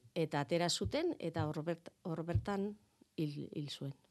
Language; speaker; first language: Basque; non-native, local second language; Spanish